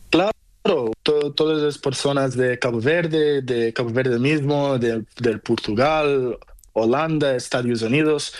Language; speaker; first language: Spanish; non-native, learner; Portuguese